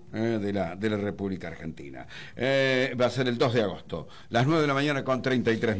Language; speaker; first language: Spanish; native; Spanish